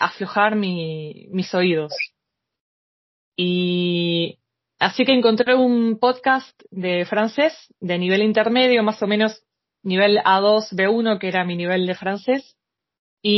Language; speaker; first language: Spanish; native; Spanish